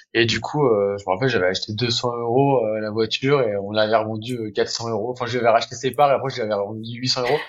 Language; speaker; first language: French; native; French